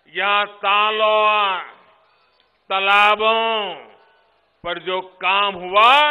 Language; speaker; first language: Hindi; non-native, local second language; Gujarati